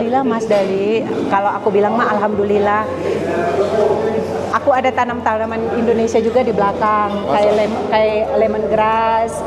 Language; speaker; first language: Indonesian; native; Indonesian